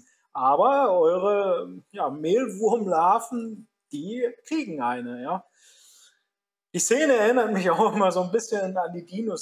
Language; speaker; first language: German; native; German